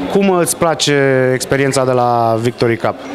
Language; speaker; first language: Romanian; native; Romanian